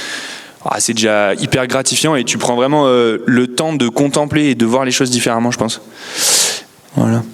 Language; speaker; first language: French; native; French